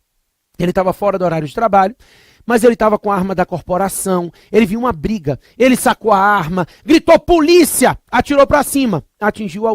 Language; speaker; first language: Portuguese; native; Portuguese